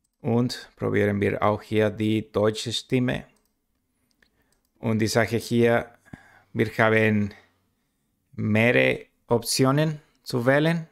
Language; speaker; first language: German; non-native, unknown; Spanish